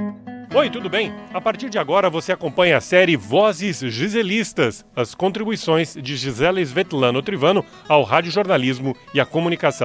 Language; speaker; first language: Portuguese; native; Portuguese